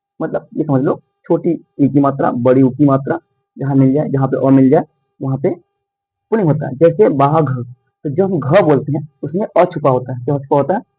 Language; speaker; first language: Hindi; native; Hindi